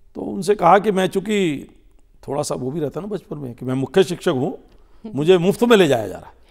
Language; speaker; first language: Hindi; native; Hindi